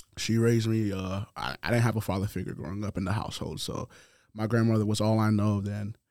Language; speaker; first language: English; non-native, fluent; Haitian Creole